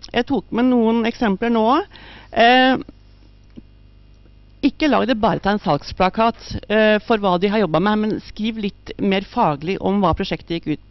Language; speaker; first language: Norwegian; native; Norwegian